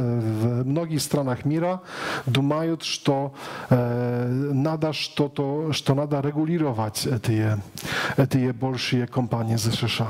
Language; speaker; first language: Russian; non-native, learner; Polish